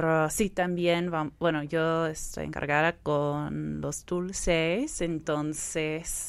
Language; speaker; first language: Spanish; non-native, fluent; English